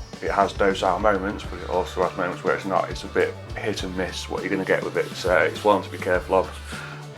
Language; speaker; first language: English; native; English